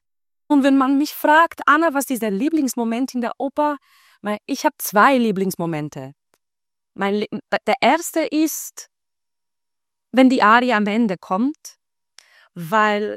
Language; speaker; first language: German; non-native, fluent; Spanish